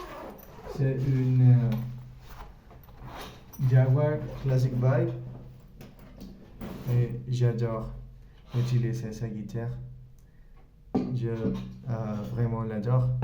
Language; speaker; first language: French; non-native, learner; Spanish